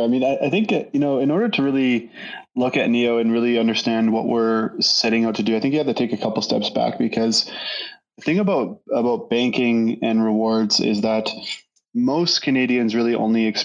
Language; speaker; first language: English; native; English